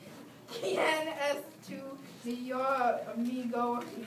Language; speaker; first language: Spanish; non-native, learner; English